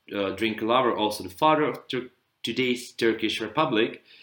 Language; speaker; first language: English; non-native, fluent; Czech